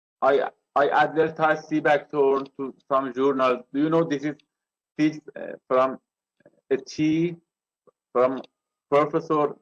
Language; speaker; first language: English; non-native, learner; Persian